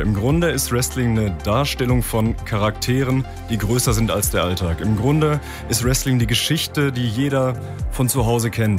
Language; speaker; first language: German; native; German